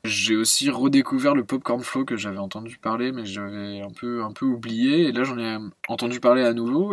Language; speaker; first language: French; native; French